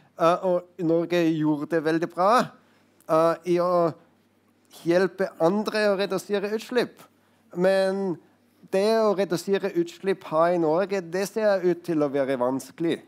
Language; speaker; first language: Norwegian; non-native, fluent; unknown